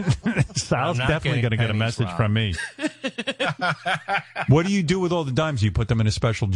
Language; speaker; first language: English; native; English